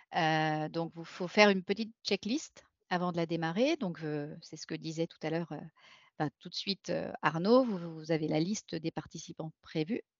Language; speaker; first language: French; native; French